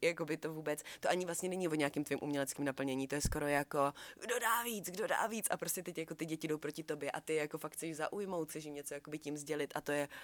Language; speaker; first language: Czech; native; Czech